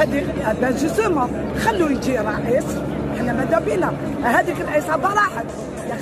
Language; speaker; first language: Arabic; native; Arabic